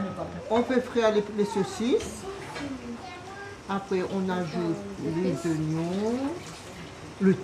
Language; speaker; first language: French; non-native, local second language; Réunion Creole French